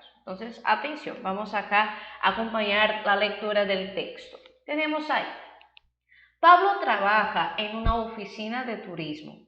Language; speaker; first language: Spanish; non-native, fluent; Portuguese